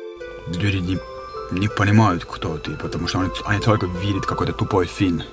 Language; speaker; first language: Russian; non-native, fluent; Finnish